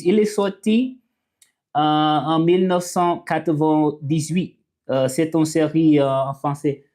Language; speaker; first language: French; non-native, learner; English